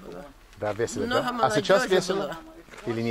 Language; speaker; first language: Russian; non-native, learner; English